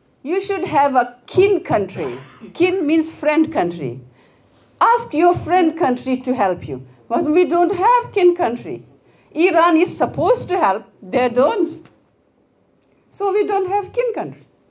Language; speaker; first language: English; non-native, local second language; Hazaragi